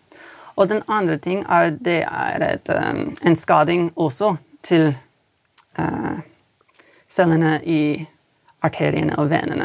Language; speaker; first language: Swedish; non-native, learner; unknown